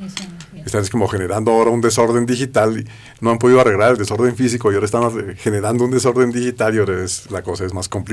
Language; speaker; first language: Spanish; native; Spanish